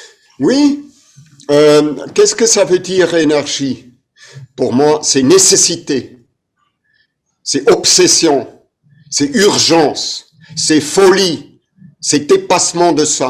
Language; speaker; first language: French; non-native, fluent; German